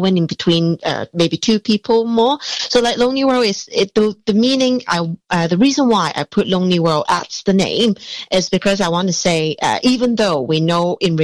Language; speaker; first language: English; non-native, local second language; Cantonese